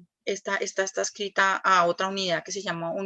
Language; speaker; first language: Spanish; native; Spanish